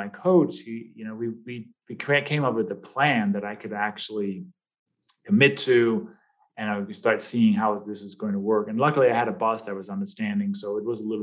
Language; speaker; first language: English; non-native, fluent; Danish